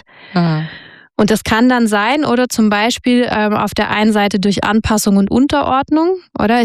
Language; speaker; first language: German; native; German